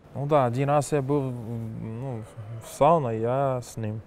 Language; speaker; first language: Russian; non-native, fluent; Portuguese